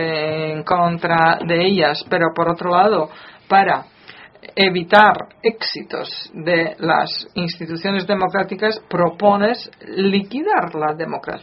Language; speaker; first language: Spanish; non-native, fluent; Polish